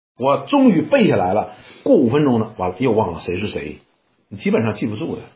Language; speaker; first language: Chinese; native; Chinese